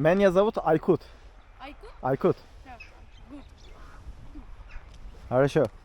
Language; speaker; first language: Russian; non-native, learner; Turkish